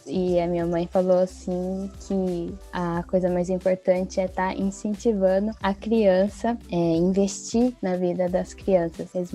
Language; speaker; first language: Portuguese; early bilingual, heritage; Portuguese